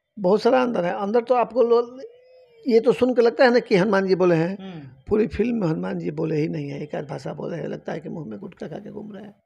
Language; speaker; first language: Hindi; native; Hindi